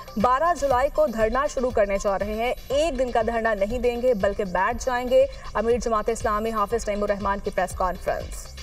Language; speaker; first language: Urdu; native; Urdu